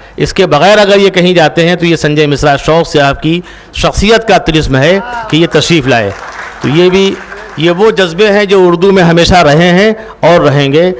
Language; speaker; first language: Urdu; native; Urdu